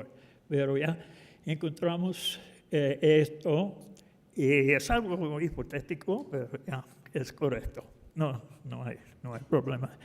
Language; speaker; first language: Spanish; non-native, fluent; English